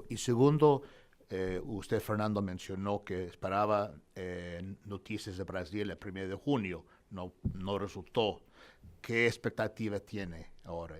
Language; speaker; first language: Spanish; non-native, fluent; English